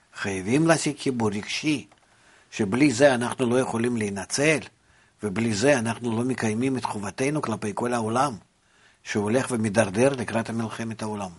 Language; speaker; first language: Hebrew; non-native, fluent; Russian